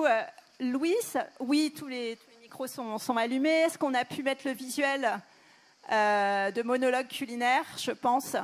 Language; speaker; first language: French; native; French